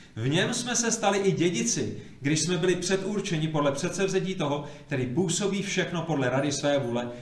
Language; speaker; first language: Czech; native; Czech